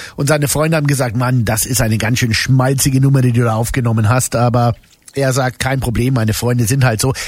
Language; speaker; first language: German; native; German